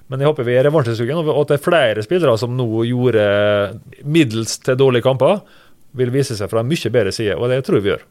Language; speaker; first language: Norwegian; native; Norwegian